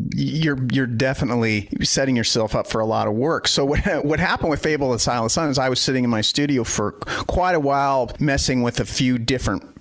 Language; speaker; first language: English; native; English